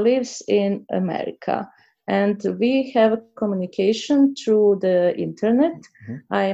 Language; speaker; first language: English; non-native, learner; Croatian